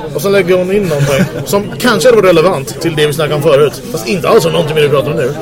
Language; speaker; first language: Swedish; non-native, fluent; English